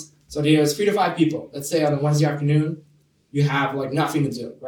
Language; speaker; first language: English; non-native, local second language; Cantonese